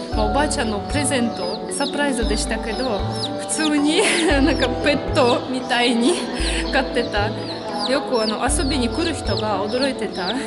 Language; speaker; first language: Japanese; non-native, fluent; Russian